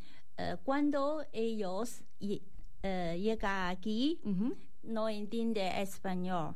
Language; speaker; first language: Spanish; non-native, learner; Chinese